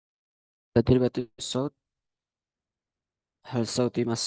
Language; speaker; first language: Arabic; non-native, fluent; Indonesian